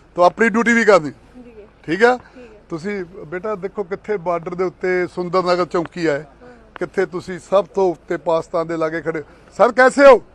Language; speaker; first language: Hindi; non-native, local second language; Punjabi